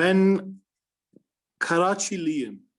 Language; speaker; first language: Turkish; non-native, learner; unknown